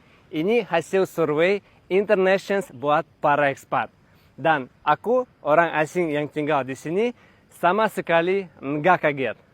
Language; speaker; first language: Indonesian; non-native, fluent; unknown